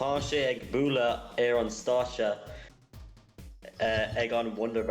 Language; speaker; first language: Irish; non-native, local second language; English